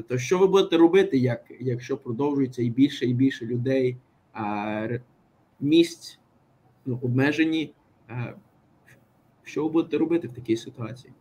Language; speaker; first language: Ukrainian; early bilingual, heritage; Ukrainian